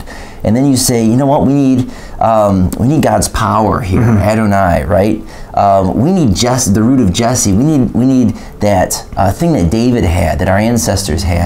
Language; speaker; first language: English; native; English